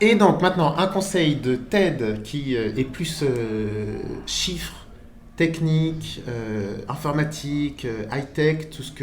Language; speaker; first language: French; native; French